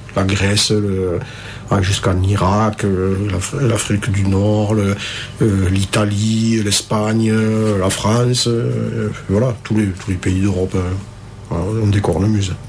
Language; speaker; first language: French; native; French